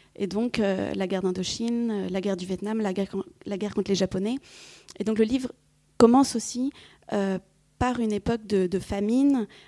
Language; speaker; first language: French; early bilingual, other home language; Vietnamese